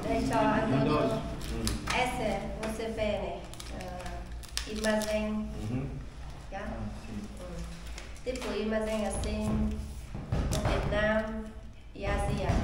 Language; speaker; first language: Portuguese; non-native, learner; Vietnamese